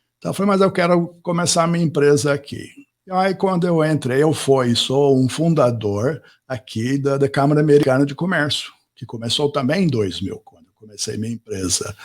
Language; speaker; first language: Portuguese; non-native, fluent; English